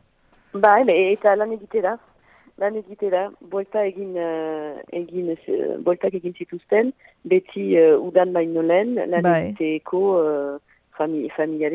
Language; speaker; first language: Basque; non-native, local second language; French